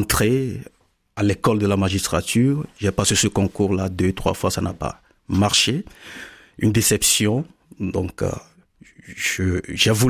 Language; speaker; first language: French; non-native, local second language; Ewe